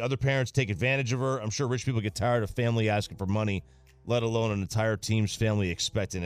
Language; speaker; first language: English; native; English